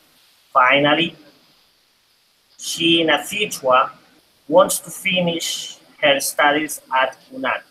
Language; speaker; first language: English; non-native, learner; Spanish